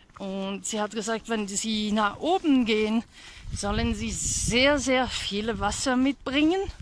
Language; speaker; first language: German; non-native, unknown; Hungarian